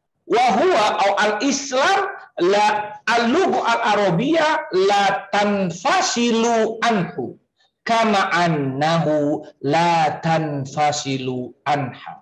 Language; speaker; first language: Arabic; non-native, fluent; Indonesian